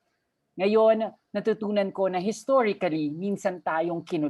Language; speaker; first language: Filipino; native; Filipino